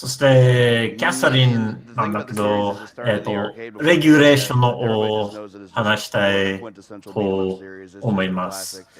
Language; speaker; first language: Japanese; non-native, learner; English